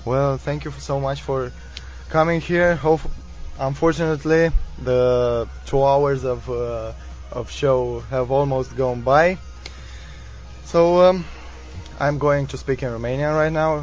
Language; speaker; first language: English; non-native, fluent; Romanian